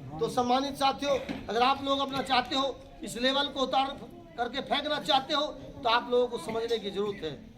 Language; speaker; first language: Hindi; native; Hindi